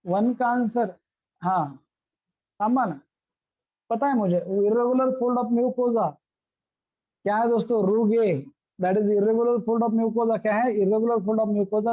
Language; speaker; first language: Hindi; non-native, local second language; Marathi